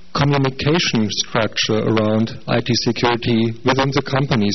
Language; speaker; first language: English; non-native, fluent; German